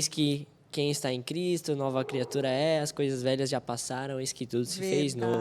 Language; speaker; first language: Portuguese; native; Portuguese